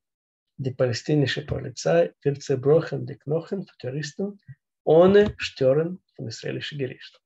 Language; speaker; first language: German; non-native, learner; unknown